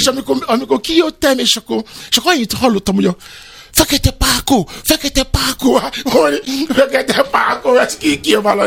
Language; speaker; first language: Hungarian; non-native, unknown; Yoruba